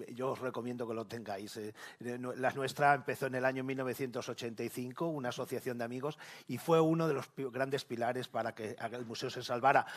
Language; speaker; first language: Spanish; native; Spanish